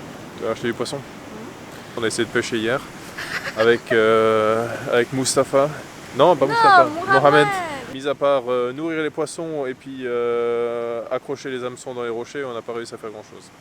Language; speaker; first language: French; native; French